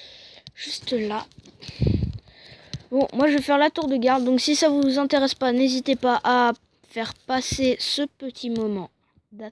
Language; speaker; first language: French; native; French